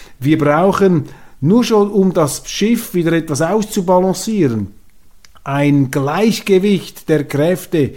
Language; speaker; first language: German; native; German